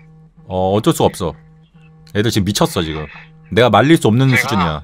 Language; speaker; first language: Korean; native; Korean